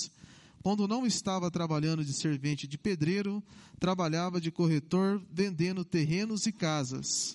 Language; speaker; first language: Portuguese; native; Portuguese